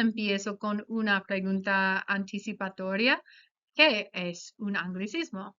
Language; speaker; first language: Spanish; non-native, fluent; English